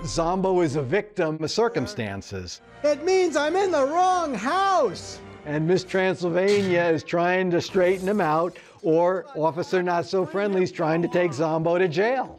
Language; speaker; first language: English; native; English